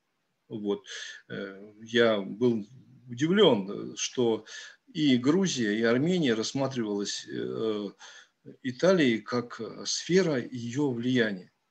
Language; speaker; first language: Russian; native; Russian